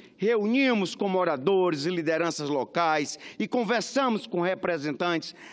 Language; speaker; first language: Portuguese; native; Portuguese